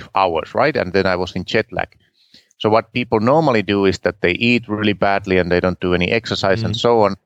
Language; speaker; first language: English; non-native, fluent; Finnish